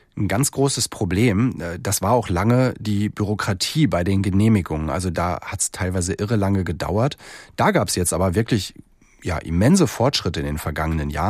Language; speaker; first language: German; native; German